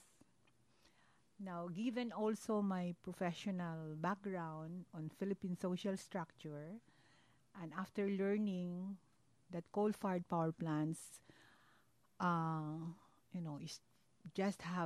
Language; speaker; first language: English; non-native, local second language; Hiligaynon